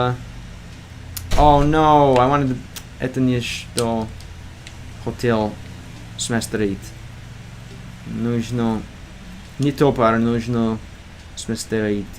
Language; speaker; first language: Russian; non-native, learner; English